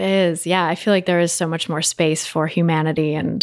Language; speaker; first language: English; native; English